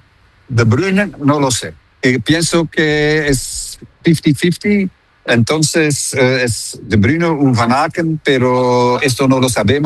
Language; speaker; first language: Spanish; non-native, fluent; Dutch